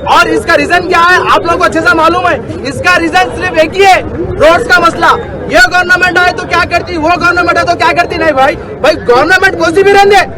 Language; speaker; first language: Hindi; native; Hindi